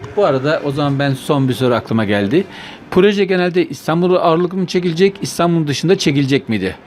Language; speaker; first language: Turkish; native; Turkish